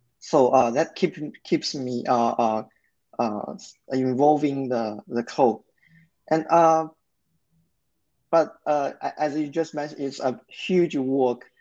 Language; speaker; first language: English; non-native, learner; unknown